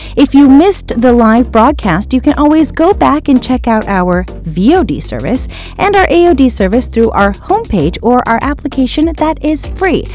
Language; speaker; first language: English; early bilingual, other home language; Korean